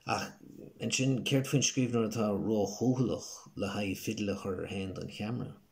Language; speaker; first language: Irish; native; Irish